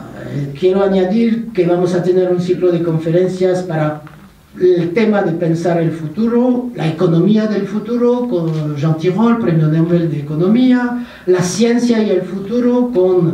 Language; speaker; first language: Spanish; non-native, fluent; French